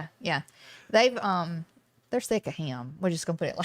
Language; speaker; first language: English; native; English